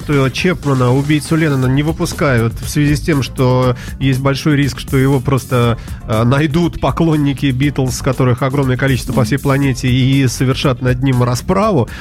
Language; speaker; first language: Russian; native; Russian